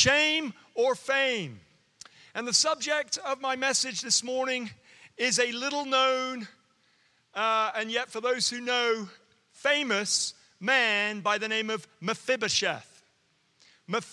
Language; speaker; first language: English; native; English